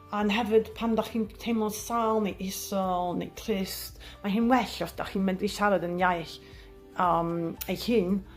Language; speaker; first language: Welsh; non-native, learner; English